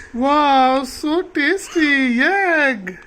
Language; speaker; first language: English; non-native, local second language; Telugu